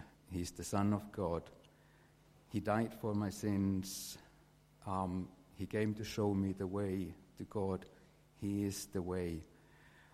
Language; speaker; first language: English; non-native, fluent; Finnish